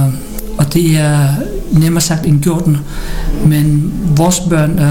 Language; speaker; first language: Danish; non-native, learner; Filipino